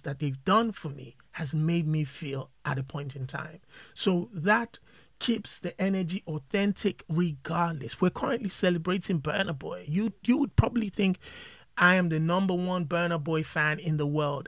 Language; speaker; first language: English; non-native, local second language; Yoruba